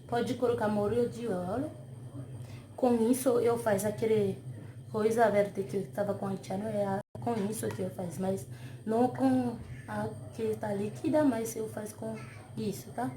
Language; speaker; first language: Portuguese; non-native, learner; Haitian Creole